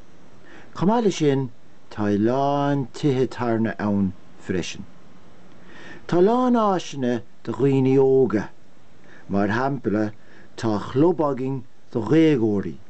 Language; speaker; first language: Irish; non-native, local second language; English